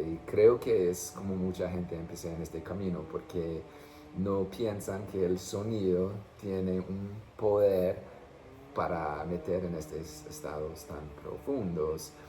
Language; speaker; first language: Spanish; non-native, fluent; English